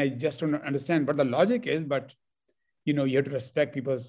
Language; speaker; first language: English; non-native, local second language; Hindi